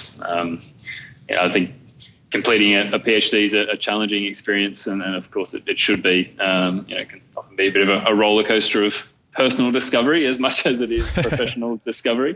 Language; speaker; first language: English; native; English